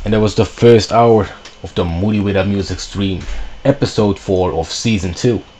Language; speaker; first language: English; non-native, fluent; Dutch